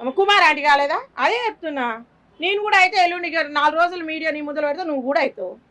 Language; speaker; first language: Telugu; native; Telugu